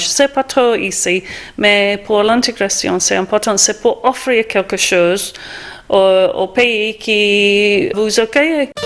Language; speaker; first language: French; non-native, fluent; English